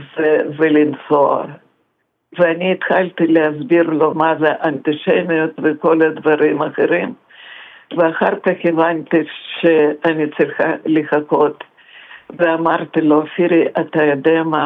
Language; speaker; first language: Hebrew; non-native, fluent; Russian